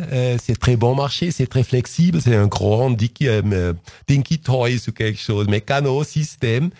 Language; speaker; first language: French; non-native, local second language; Swiss German